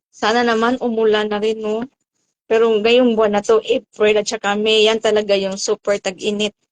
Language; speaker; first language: Filipino; non-native, local second language; Cebuano